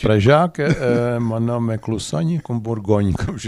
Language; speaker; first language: French; non-native, learner; Czech